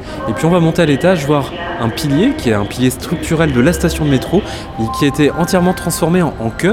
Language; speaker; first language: French; native; French